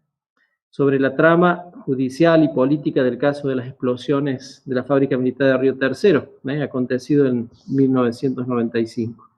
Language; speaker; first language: Spanish; native; Spanish